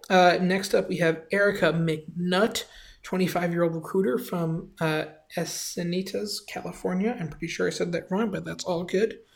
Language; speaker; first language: English; native; English